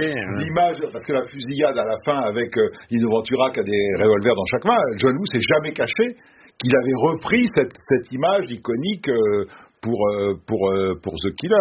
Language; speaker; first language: French; native; French